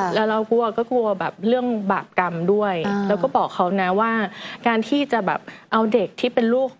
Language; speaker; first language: Thai; native; Thai